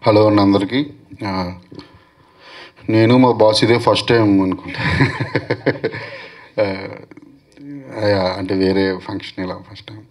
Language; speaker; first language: Telugu; native; Telugu